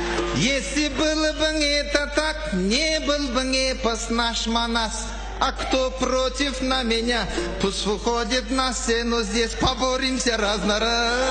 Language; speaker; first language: Russian; non-native, local second language; Kyrgyz